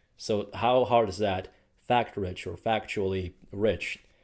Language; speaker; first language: English; native; English